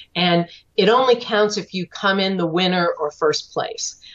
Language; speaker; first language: English; native; English